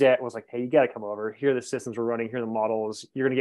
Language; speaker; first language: English; native; English